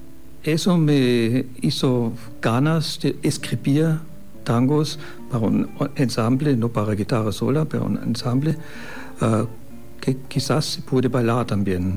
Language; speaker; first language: Spanish; non-native, fluent; German